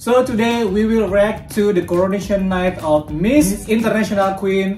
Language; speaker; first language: English; non-native, learner; Indonesian